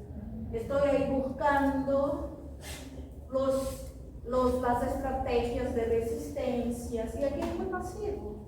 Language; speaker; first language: Spanish; non-native, fluent; Portuguese